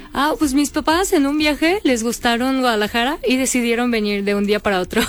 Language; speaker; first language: Spanish; early bilingual, other home language; Korean